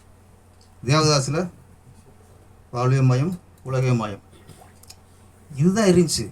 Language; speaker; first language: Tamil; native; Tamil